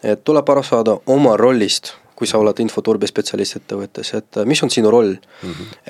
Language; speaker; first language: Estonian; non-native, local second language; Russian